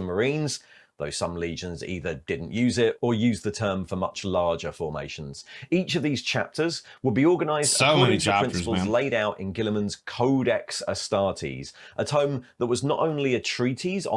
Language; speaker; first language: English; native; English